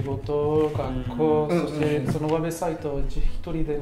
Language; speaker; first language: Japanese; non-native, learner; French